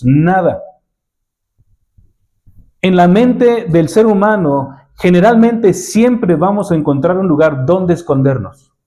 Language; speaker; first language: Spanish; native; Spanish